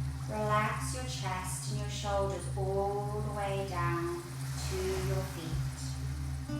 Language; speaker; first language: English; native; English